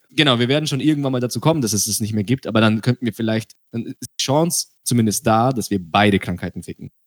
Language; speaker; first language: German; early bilingual, other home language; Russian